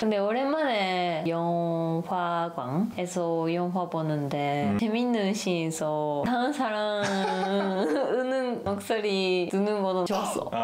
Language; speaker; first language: Korean; non-native, learner; Japanese